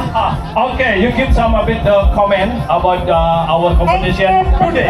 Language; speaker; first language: English; non-native, learner; Indonesian